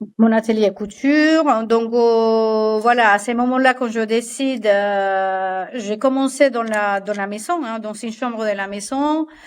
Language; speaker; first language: French; non-native, fluent; Spanish